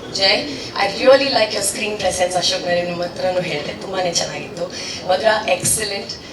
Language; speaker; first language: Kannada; non-native, local second language; Tamil